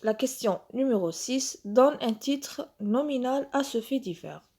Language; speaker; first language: French; non-native, local second language; Arabic